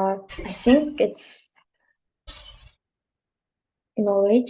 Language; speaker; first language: English; non-native, learner; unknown